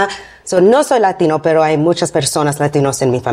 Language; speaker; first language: Spanish; non-native, learner; English